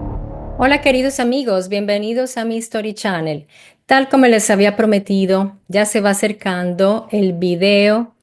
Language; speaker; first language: Spanish; native; Spanish